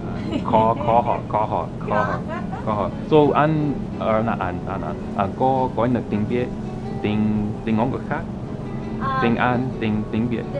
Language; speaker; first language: Vietnamese; non-native, learner; English